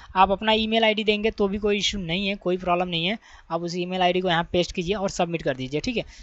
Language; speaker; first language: Hindi; native; Hindi